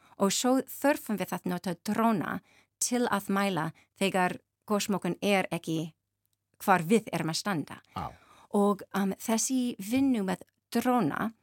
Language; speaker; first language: Icelandic; non-native, learner; English